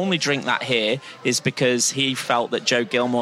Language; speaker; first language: English; native; English